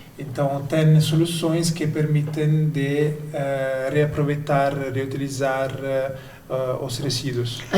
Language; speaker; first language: Portuguese; non-native, fluent; Italian